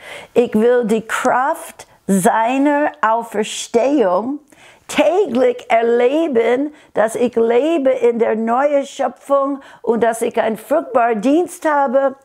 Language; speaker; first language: German; non-native, fluent; English